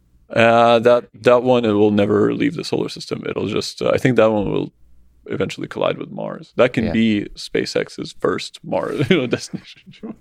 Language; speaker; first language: English; non-native, fluent; Russian